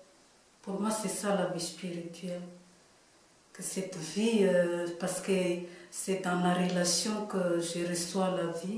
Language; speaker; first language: French; non-native, local second language; Malagasy